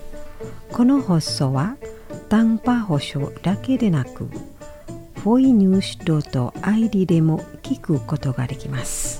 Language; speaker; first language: Japanese; non-native, fluent; Indonesian